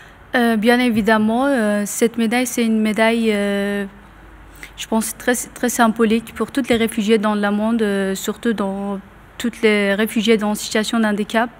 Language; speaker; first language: French; non-native, learner; Persian